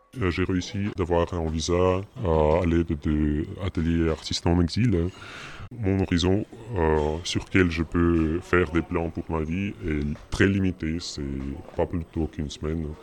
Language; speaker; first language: French; non-native, fluent; Russian